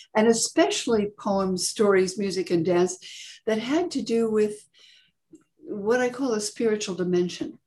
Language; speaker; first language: English; native; English